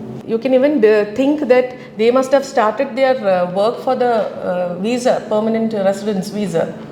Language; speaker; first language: English; non-native, local second language; Malayalam